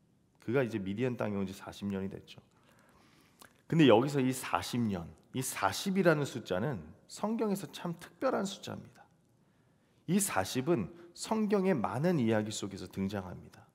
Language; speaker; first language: Korean; native; Korean